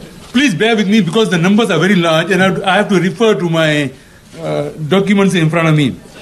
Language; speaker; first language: English; non-native, local second language; Malay